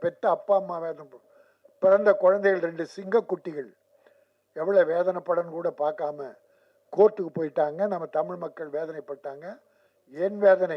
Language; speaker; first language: Tamil; native; Tamil